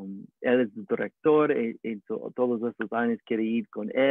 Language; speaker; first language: Spanish; early bilingual, heritage; English